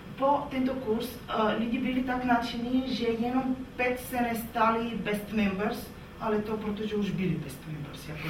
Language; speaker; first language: Czech; non-native, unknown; Bulgarian